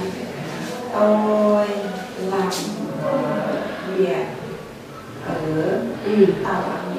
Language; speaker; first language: Vietnamese; non-native, learner; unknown